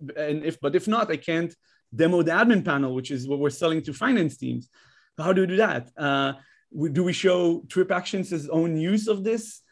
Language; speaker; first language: English; non-native, fluent; Hebrew